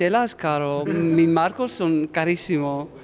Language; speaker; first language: Spanish; non-native, learner; English